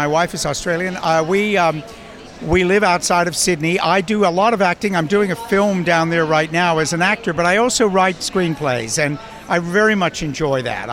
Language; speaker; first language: English; native; English